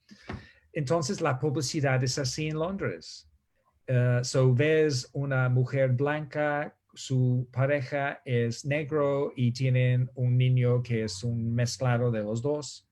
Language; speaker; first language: Spanish; non-native, fluent; English